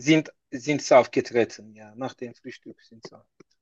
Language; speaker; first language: German; non-native, learner; Turkish